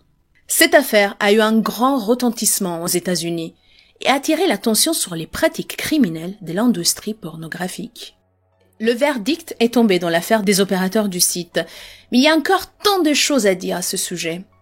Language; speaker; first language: French; native; French